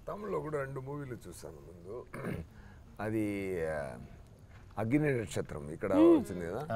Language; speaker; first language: Telugu; non-native, local second language; Tamil